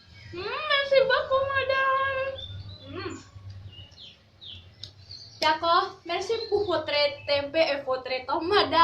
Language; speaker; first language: French; non-native, learner; Indonesian